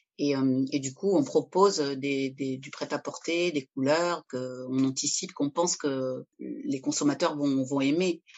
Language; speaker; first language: French; early bilingual, other home language; Spanish